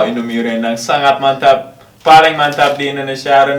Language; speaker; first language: Indonesian; non-native, learner; English